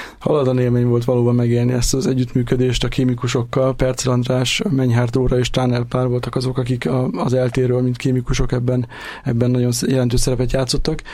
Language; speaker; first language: Hungarian; native; Hungarian